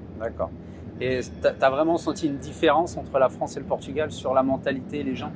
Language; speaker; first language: French; native; French